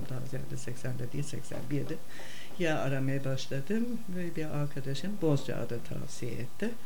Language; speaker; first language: Turkish; non-native, fluent; German